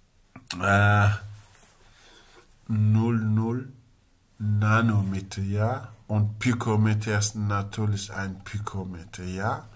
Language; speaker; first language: German; non-native, learner; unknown